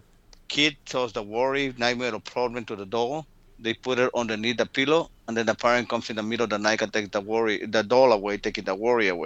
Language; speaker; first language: English; early bilingual, other home language; Spanish